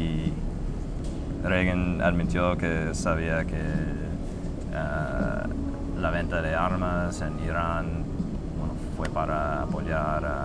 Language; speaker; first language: Spanish; non-native, fluent; English